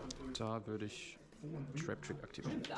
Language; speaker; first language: German; native; German